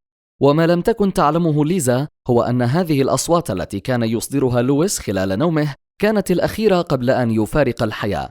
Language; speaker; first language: Arabic; native; Arabic